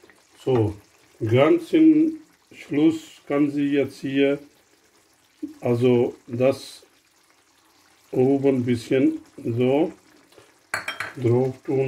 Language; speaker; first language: German; non-native, learner; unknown